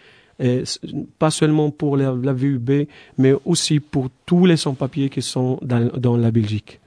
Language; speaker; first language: French; non-native, fluent; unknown